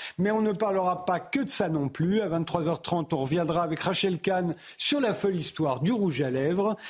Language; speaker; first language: French; native; French